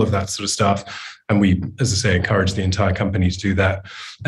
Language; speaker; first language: English; native; English